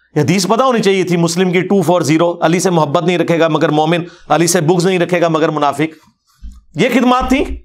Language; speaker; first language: Urdu; non-native, local second language; Punjabi